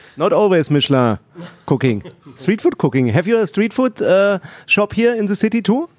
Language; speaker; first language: English; non-native, learner; German